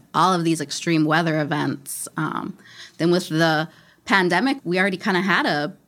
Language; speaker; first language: English; native; English